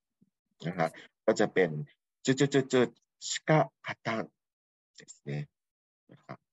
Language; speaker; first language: Japanese; non-native, fluent; Thai